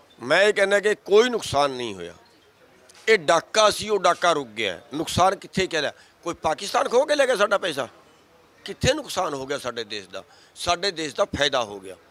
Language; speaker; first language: Punjabi; native; Punjabi